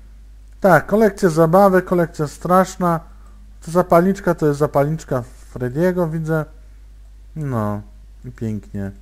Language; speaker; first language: Polish; native; Polish